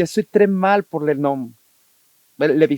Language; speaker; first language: French; non-native, learner; Spanish